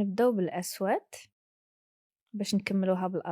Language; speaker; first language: Arabic; native; Arabic